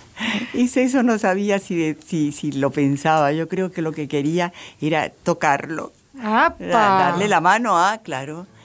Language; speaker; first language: Spanish; native; Spanish